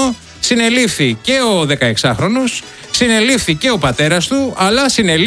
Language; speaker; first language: Greek; native; Greek